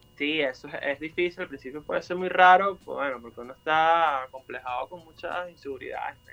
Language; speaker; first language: Spanish; native; Spanish